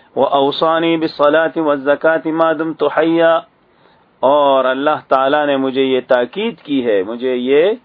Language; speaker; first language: Urdu; native; Urdu